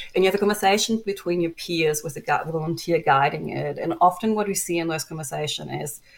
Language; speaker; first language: English; non-native, fluent; German